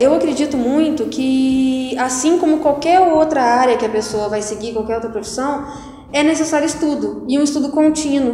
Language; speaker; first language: Portuguese; native; Portuguese